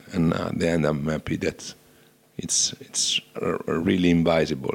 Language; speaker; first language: English; non-native, fluent; Italian